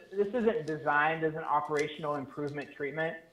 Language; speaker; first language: English; native; English